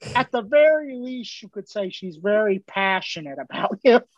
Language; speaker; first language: English; native; English